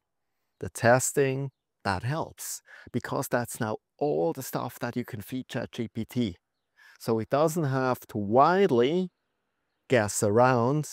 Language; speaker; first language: English; non-native, fluent; German